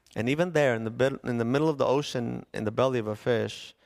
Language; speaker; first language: English; native; English